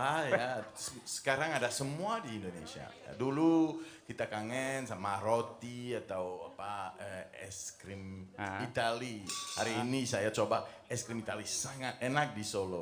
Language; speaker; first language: Indonesian; non-native, fluent; French